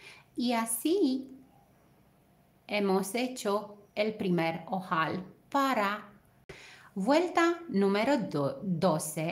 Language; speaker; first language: Spanish; non-native, fluent; Romanian